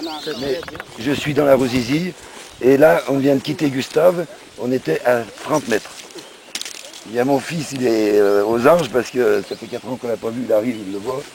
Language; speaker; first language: French; native; French